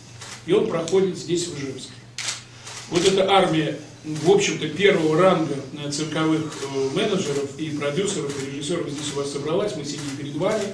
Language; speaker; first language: Russian; native; Russian